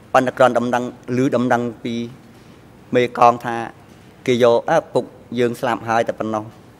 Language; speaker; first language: Khmer; non-native, local second language; Eastern Cham